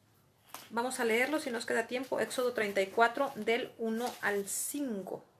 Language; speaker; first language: Spanish; native; Spanish